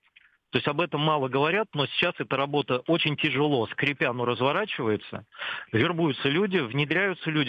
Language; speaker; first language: Russian; native; Russian